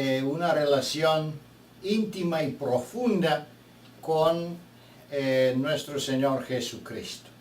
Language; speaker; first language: Spanish; non-native, fluent; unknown